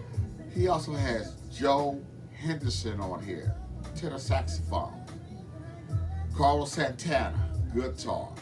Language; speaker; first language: English; native; English